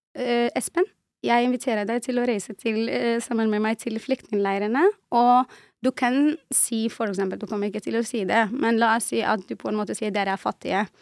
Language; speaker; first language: Norwegian; non-native, fluent; Arabic